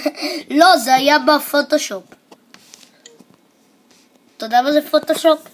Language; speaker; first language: Hebrew; native; Hebrew